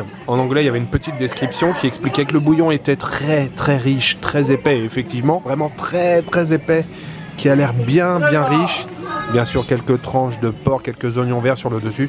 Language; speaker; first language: French; native; French